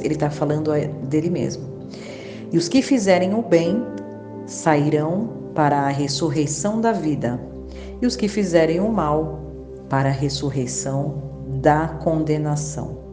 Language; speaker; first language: Portuguese; native; Portuguese